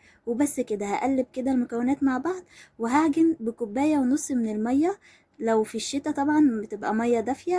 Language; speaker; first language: Arabic; native; Arabic